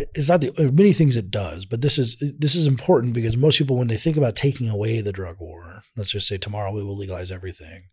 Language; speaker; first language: English; native; English